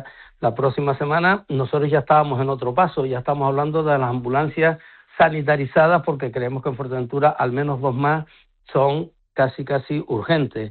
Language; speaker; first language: Spanish; native; Spanish